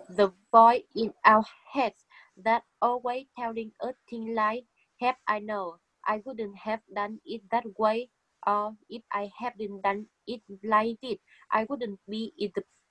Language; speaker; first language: English; non-native, learner; Vietnamese